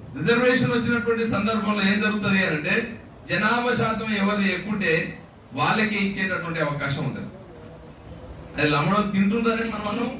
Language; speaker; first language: Telugu; native; Telugu